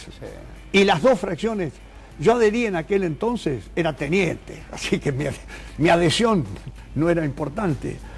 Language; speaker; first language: Spanish; native; Spanish